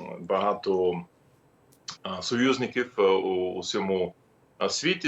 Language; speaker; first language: Ukrainian; non-native, fluent; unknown